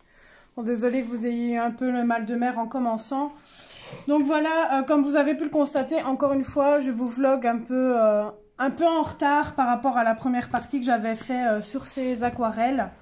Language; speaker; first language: French; native; French